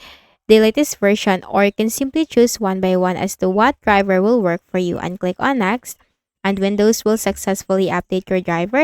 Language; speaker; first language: English; non-native, local second language; Filipino